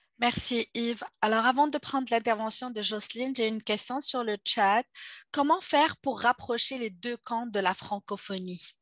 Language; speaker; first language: French; native; French